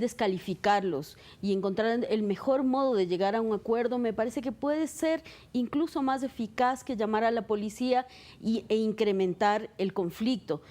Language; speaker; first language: Spanish; native; Spanish